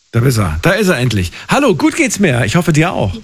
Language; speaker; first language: German; native; German